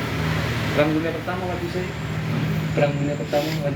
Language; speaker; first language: English; non-native, learner; Indonesian